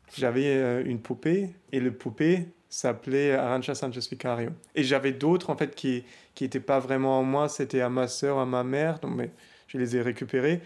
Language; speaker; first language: French; non-native, fluent; German